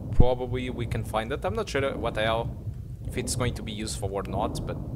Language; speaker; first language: English; non-native, fluent; Portuguese